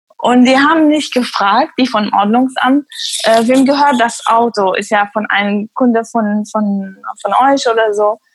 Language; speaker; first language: German; non-native, fluent; Arabic